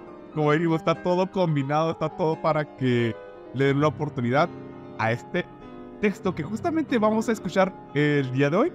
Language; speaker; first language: Spanish; native; Spanish